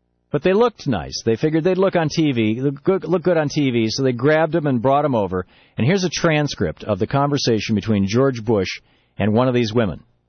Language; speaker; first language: English; native; English